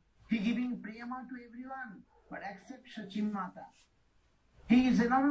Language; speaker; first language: English; non-native, local second language; Bangla